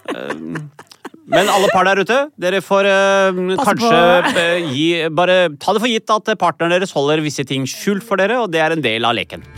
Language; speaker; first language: Norwegian; early bilingual, other home language; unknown